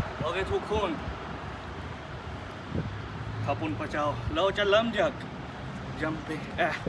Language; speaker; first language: Thai; non-native, learner; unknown